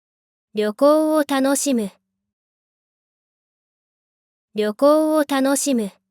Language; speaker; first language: Japanese; native; Japanese